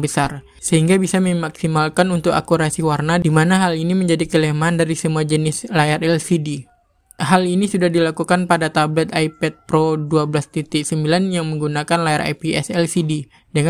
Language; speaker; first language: Indonesian; native; Indonesian